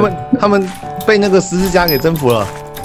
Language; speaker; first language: Chinese; native; Chinese